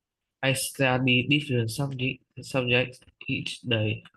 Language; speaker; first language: English; non-native, learner; Vietnamese